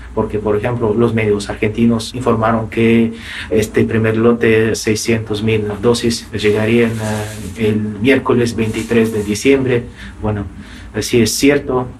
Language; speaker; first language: Spanish; non-native, fluent; Russian